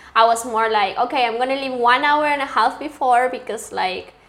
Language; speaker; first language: English; non-native, fluent; Spanish